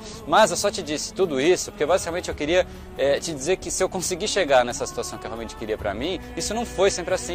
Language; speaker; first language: Portuguese; native; Portuguese